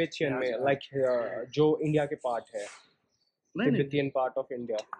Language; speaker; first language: Hindi; native; Hindi